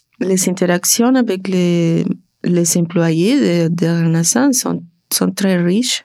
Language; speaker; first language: French; non-native, learner; Spanish